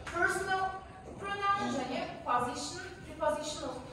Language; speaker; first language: English; non-native, learner; Kazakh